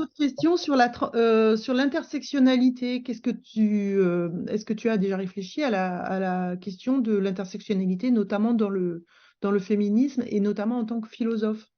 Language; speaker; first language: French; native; French